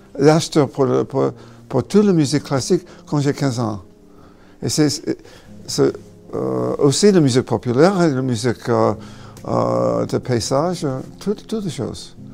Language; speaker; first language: French; non-native, learner; English